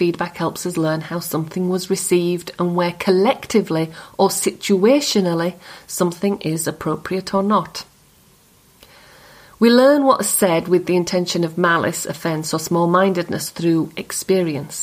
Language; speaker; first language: English; native; English